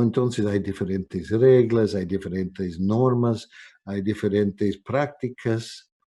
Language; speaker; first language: Spanish; non-native, fluent; English